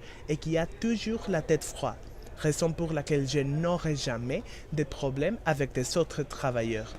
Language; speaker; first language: French; non-native, learner; Spanish